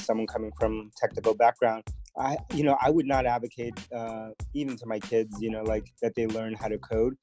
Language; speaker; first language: English; early bilingual, other home language; Spanish